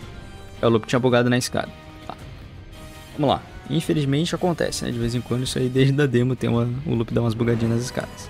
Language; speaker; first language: Portuguese; native; Portuguese